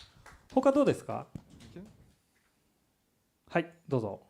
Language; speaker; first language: Japanese; native; Japanese